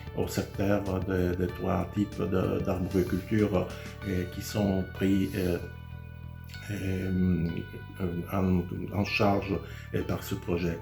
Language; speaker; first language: French; non-native, fluent; Italian